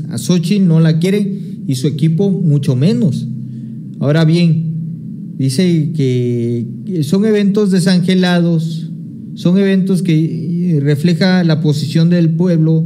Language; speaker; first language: Spanish; native; Spanish